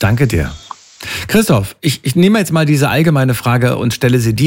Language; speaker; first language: German; native; German